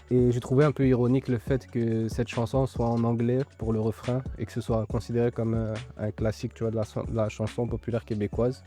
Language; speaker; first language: French; native; French